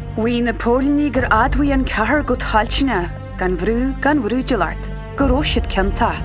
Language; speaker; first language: Irish; native; Irish